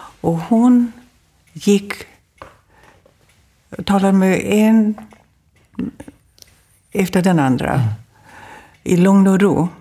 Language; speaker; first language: Swedish; non-native, fluent; German